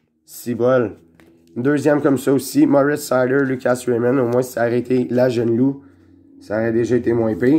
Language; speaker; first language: French; native; French